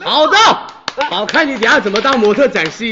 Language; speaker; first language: Chinese; native; Chinese